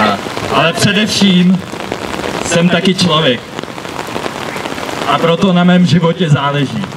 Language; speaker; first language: Czech; early bilingual, other home language; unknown